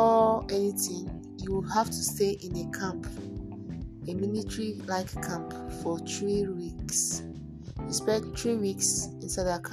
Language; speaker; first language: English; non-native, local second language; Igbo